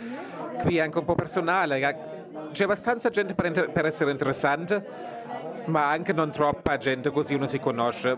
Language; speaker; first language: Italian; non-native, fluent; German